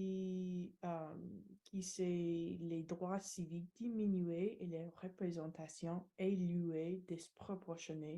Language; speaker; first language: French; non-native, learner; English